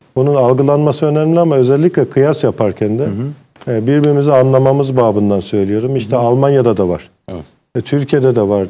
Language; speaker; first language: Turkish; early bilingual, heritage; Turkish